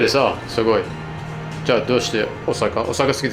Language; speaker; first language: Japanese; non-native, learner; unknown